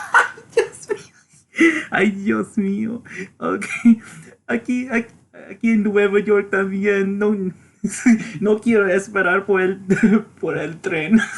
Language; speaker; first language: Spanish; non-native, learner; English